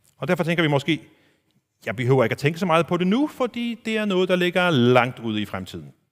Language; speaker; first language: Danish; non-native, local second language; Faroese